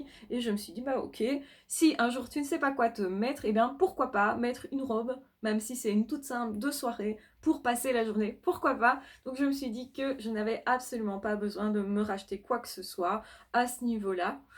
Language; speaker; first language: French; native; French